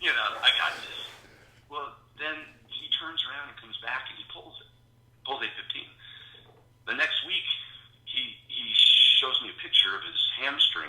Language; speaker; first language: English; native; English